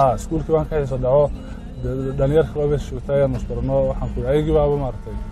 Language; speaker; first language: Somali; early bilingual, other home language; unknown